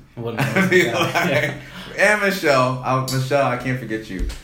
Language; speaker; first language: English; native; English